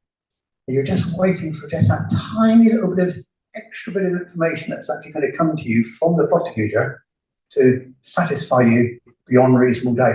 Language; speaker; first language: English; native; English